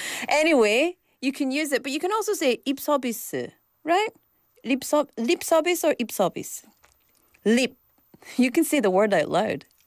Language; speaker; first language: English; native; English